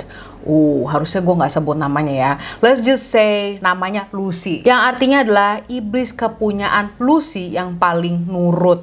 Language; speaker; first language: Indonesian; native; Indonesian